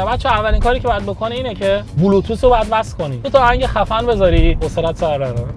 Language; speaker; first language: Persian; native; Persian